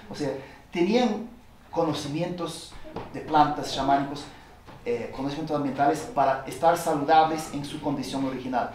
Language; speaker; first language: Spanish; non-native, fluent; English